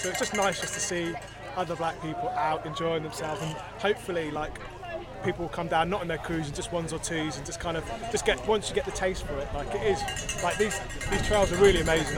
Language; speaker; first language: English; native; English